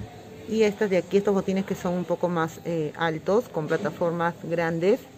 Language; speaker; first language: Spanish; native; Spanish